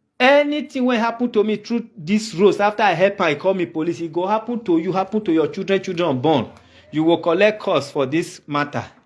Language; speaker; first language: Nigerian Pidgin; native; Nigerian Pidgin